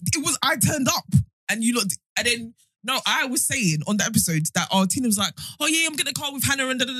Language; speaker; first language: English; native; English